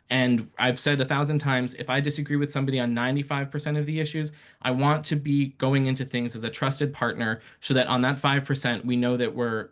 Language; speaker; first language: English; early bilingual, other home language; Persian